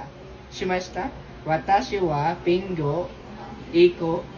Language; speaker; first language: Japanese; non-native, learner; Filipino